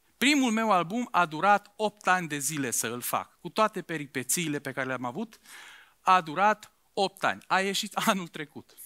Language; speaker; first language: Romanian; non-native, local second language; Hungarian